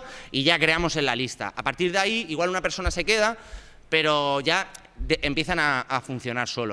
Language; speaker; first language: Spanish; native; Spanish